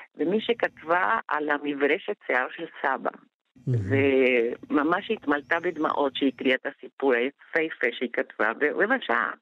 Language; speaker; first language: Hebrew; non-native, fluent; Spanish